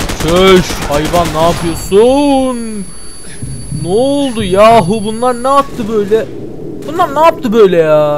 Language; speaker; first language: Turkish; native; Turkish